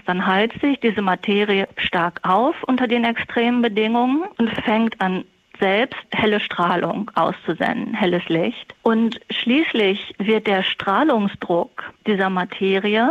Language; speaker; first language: German; native; German